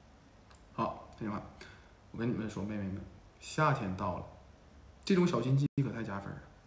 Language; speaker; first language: Chinese; native; Chinese